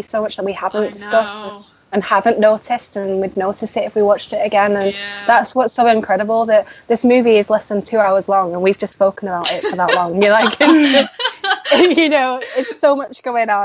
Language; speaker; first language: English; native; English